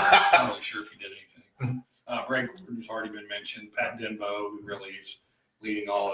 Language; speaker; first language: English; native; English